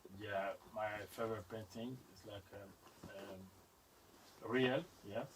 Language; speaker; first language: English; non-native, learner; French